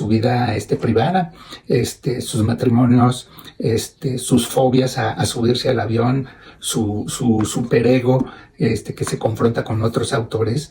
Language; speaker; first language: Spanish; native; Spanish